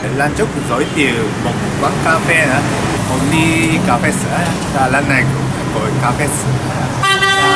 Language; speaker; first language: Vietnamese; non-native, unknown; Japanese